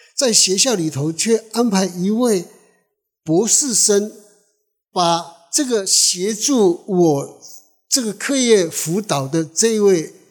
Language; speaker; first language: Chinese; non-native, local second language; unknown